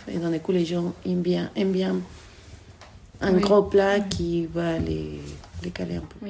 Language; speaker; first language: French; non-native, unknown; Spanish